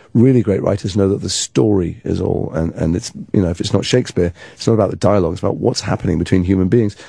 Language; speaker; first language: English; native; English